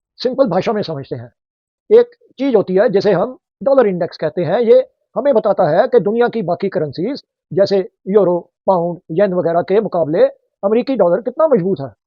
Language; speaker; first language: Hindi; native; Hindi